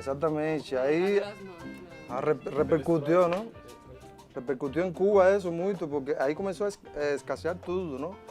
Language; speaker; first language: Portuguese; non-native, fluent; Spanish